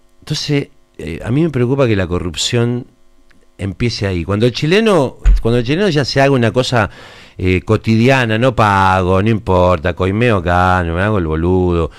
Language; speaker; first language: Spanish; native; Spanish